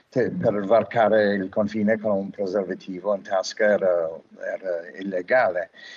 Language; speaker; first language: Italian; non-native, fluent; English